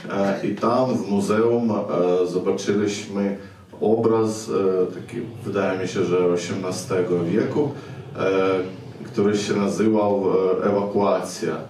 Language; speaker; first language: Polish; non-native, fluent; Ukrainian